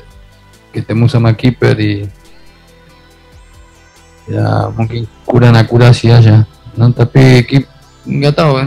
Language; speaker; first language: Indonesian; non-native, fluent; Spanish